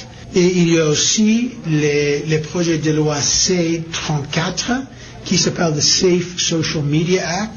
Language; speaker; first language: French; non-native, learner; English